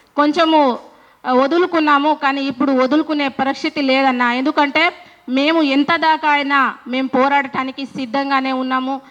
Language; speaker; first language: Telugu; non-native, local second language; Lambadi